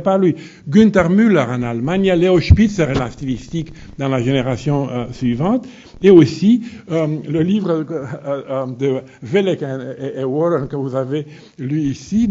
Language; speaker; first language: French; non-native, fluent; Romanian